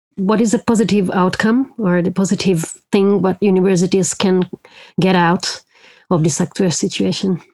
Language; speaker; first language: English; non-native, fluent; Hungarian